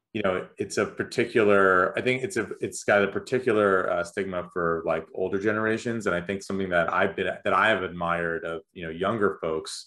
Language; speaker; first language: English; native; English